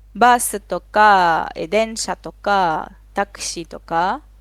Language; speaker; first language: Japanese; non-native, fluent; Spanish